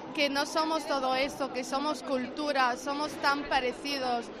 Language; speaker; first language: Spanish; non-native, fluent; Arabic